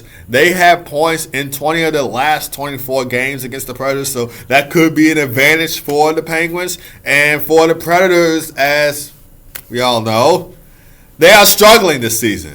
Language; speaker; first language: English; native; English